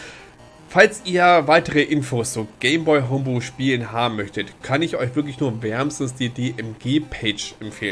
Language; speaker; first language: German; native; German